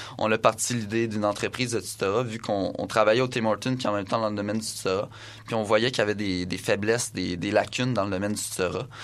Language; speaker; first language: French; native; French